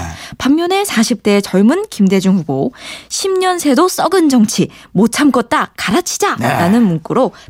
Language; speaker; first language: Korean; native; Korean